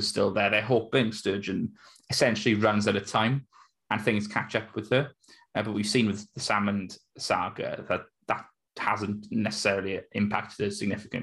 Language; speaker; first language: English; native; English